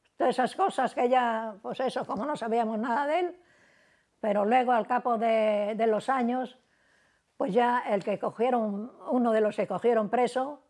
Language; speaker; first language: Spanish; native; Spanish